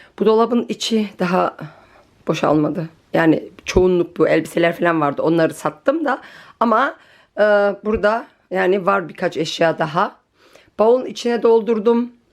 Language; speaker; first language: Turkish; early bilingual, heritage; Turkish